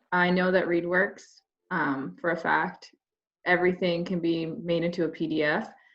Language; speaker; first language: English; native; English